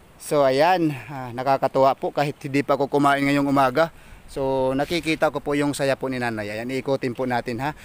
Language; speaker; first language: Filipino; non-native, local second language; Waray